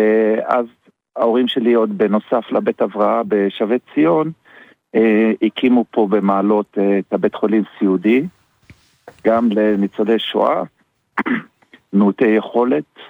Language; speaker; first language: Hebrew; early bilingual, other home language; German